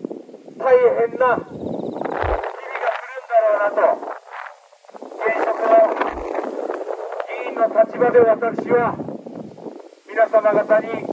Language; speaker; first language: Japanese; native; Japanese